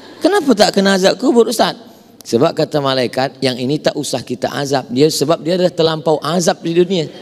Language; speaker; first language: Malay; native; Malay